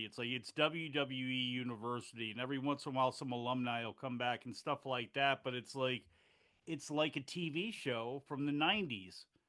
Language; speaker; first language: English; native; English